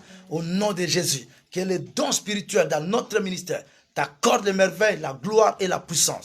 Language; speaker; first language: French; non-native, local second language; Lingala